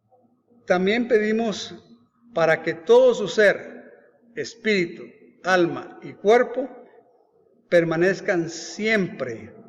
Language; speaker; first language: Spanish; native; Spanish